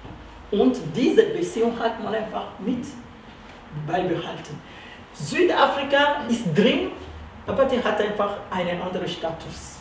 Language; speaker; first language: German; non-native, fluent; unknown